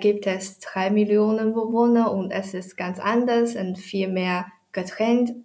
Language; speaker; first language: German; non-native, learner; Chinese